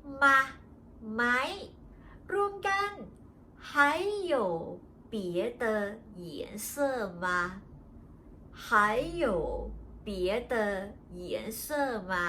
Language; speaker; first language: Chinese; non-native, fluent; Thai